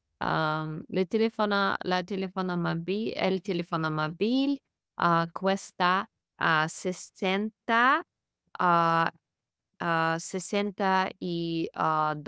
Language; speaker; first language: Spanish; non-native, learner; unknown